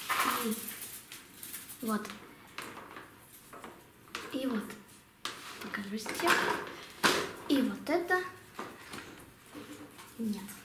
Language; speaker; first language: Russian; non-native, local second language; Lithuanian